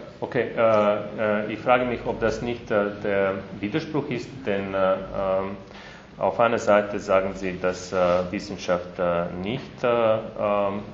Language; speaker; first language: German; non-native, fluent; Slovenian